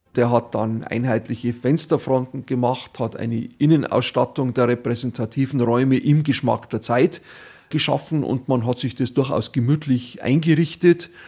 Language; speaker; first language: German; native; German